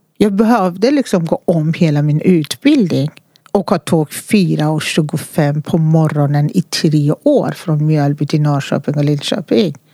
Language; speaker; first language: Swedish; non-native, fluent; Persian